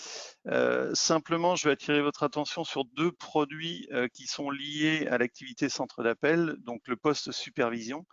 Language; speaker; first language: French; native; French